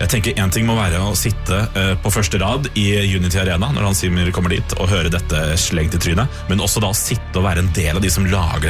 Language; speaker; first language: Norwegian; native; Norwegian